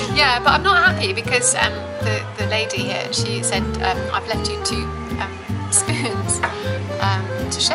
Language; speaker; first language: English; early bilingual, other home language; German